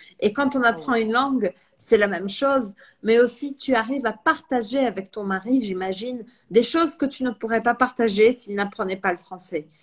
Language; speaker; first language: French; non-native, fluent; Portuguese